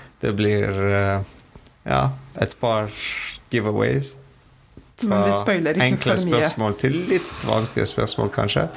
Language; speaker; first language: Norwegian; non-native, fluent; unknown